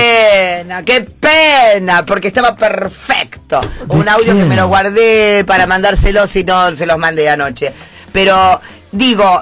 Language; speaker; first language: Spanish; native; Spanish